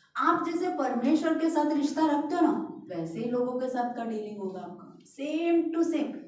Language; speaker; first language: Hindi; non-native, local second language; Malayalam